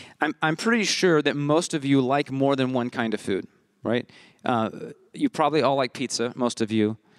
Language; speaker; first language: English; early bilingual, heritage; English